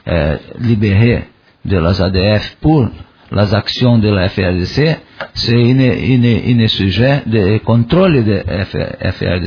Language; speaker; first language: French; non-native, learner; Portuguese